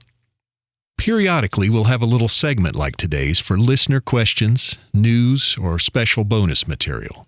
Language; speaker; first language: English; native; English